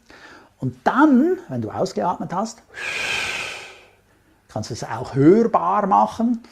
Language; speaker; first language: German; native; German